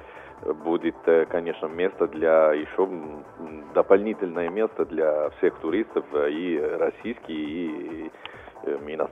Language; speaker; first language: Russian; non-native, fluent; Italian